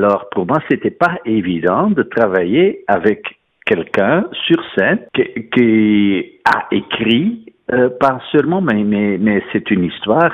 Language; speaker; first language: French; non-native, fluent; Dutch